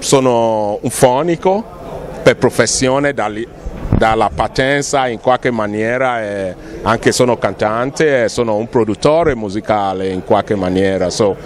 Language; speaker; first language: Italian; non-native, fluent; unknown